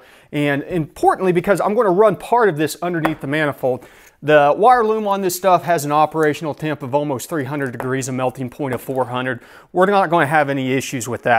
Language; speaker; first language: English; native; English